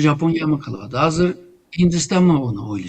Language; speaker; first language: Turkish; non-native, learner; Uyghur